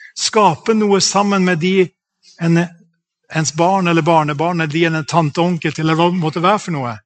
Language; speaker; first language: Norwegian; native; Norwegian